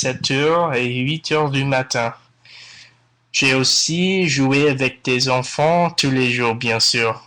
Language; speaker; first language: French; non-native, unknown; English